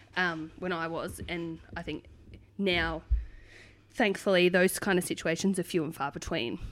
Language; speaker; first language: English; native; English